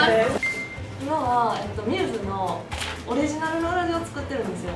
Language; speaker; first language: Japanese; native; Japanese